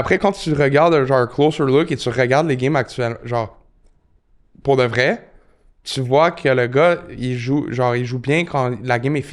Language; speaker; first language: French; native; French